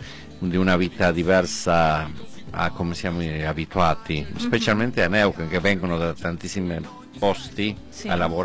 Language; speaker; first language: Italian; non-native, learner; Spanish